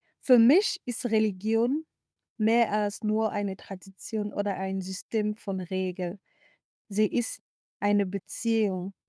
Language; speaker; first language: German; non-native, fluent; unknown